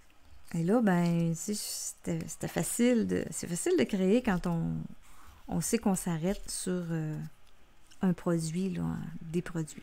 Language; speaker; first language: French; native; French